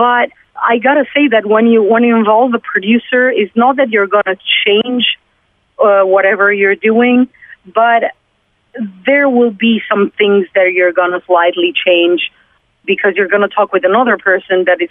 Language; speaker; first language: English; non-native, fluent; Italian